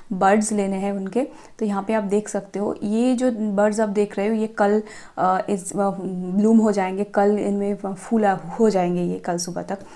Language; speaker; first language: Hindi; non-native, local second language; Bangla